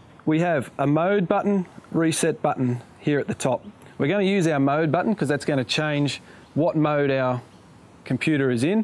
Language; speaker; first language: English; native; English